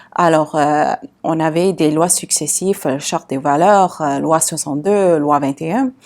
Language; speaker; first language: French; non-native, local second language; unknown